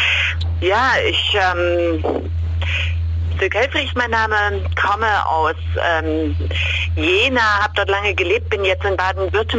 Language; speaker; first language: German; native; German